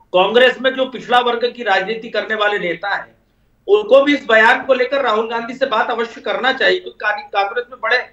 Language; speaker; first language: Hindi; native; Hindi